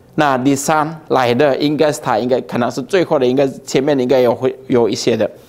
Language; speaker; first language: Chinese; early bilingual, heritage; Chinese